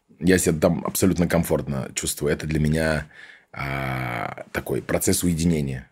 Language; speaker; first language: Russian; early bilingual, heritage; Russian